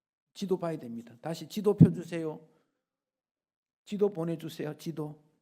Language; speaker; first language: Korean; native; Korean